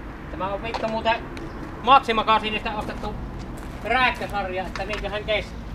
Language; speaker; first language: Finnish; native; Finnish